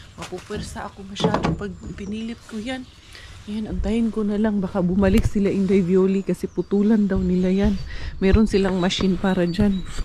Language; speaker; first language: Filipino; non-native, local second language; Cebuano